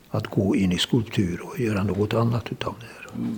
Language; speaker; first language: Swedish; non-native, fluent; Hungarian